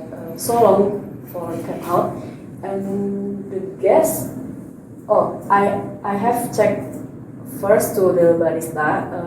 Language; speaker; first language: English; non-native, learner; Indonesian